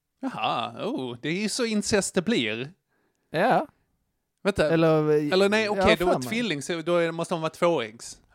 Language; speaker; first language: Swedish; native; Swedish